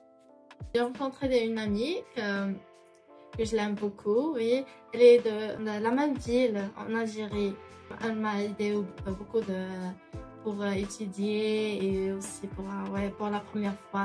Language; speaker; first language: French; non-native, learner; Arabic